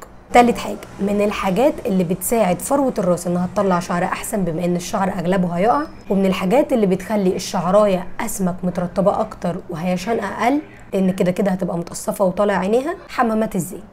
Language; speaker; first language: Arabic; native; Arabic